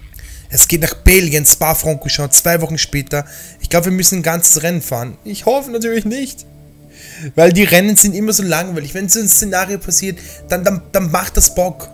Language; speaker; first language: German; native; German